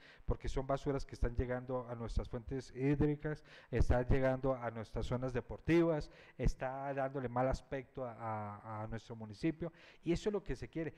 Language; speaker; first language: Spanish; native; Spanish